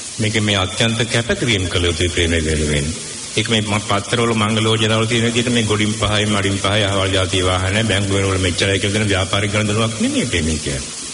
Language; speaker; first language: Sinhala; native; Sinhala